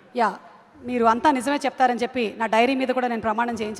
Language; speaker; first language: Telugu; native; Telugu